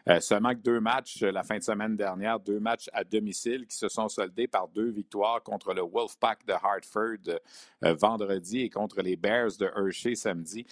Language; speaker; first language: French; native; French